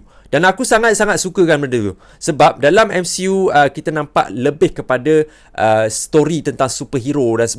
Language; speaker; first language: Malay; native; Malay